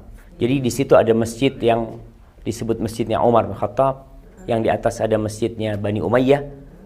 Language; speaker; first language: Indonesian; native; Indonesian